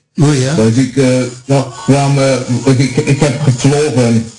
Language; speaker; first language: Dutch; non-native, learner; Croatian